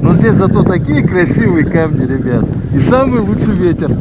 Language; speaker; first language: Russian; native; Russian